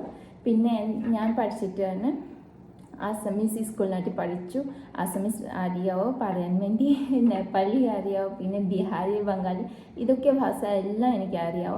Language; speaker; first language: Malayalam; non-native, learner; Bodo